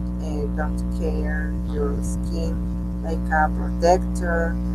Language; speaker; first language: English; non-native, learner; Spanish